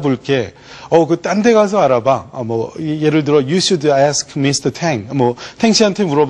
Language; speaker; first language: Korean; native; Korean